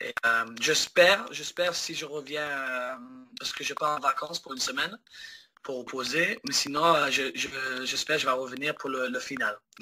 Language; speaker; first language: French; early bilingual, heritage; English